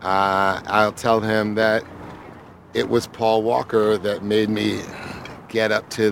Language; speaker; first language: English; native; English